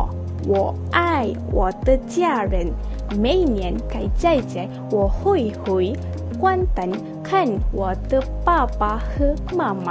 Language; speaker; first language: Chinese; non-native, learner; Malay